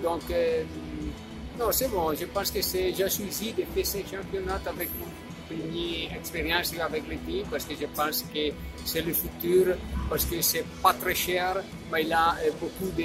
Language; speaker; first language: French; non-native, learner; Italian